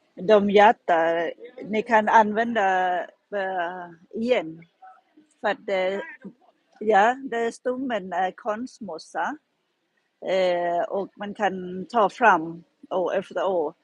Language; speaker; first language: Swedish; non-native, learner; Thai